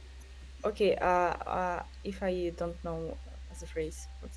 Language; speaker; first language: English; non-native, learner; Russian